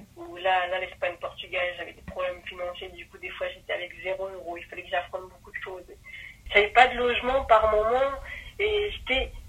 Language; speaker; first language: French; early bilingual, other home language; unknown